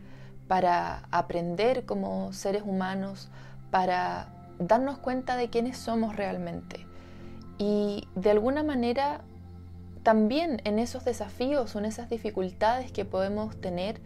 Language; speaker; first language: Spanish; native; Spanish